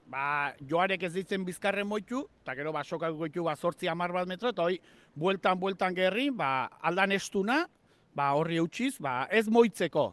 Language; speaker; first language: Basque; native; Basque